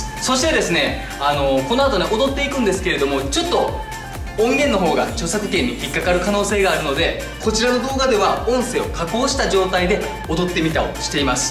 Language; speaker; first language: Japanese; native; Japanese